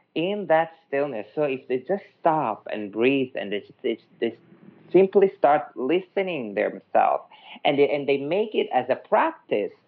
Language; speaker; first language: English; non-native, fluent; Italian